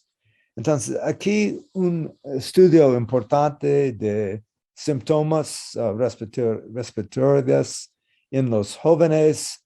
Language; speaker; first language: Spanish; non-native, learner; English